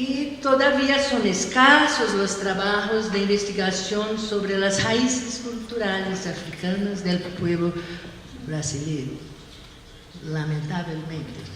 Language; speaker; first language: Spanish; non-native, learner; Portuguese